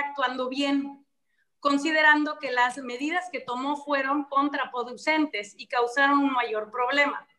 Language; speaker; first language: Spanish; native; Spanish